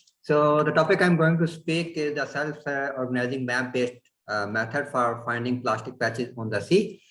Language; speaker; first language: English; non-native, fluent; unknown